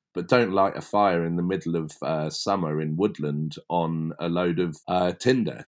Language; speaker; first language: English; native; English